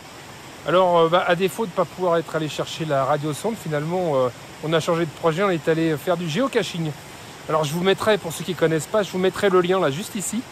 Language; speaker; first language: French; native; French